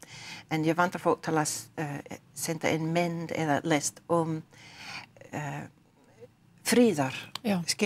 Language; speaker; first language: Icelandic; non-native, learner; English